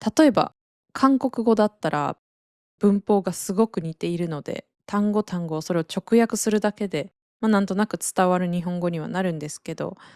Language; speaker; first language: Japanese; native; Japanese